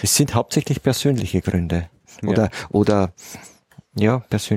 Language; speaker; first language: German; native; German